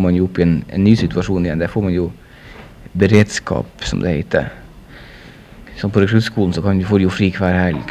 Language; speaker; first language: Norwegian; native; Norwegian